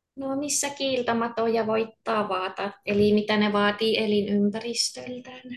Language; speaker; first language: Finnish; native; Finnish